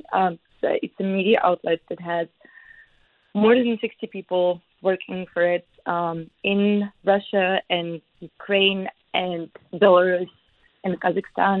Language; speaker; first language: English; non-native, fluent; Russian